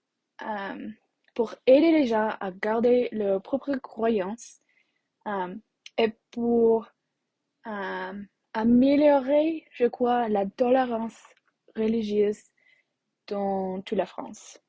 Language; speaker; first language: French; non-native, learner; English